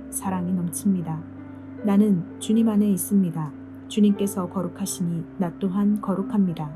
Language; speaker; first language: Korean; native; Korean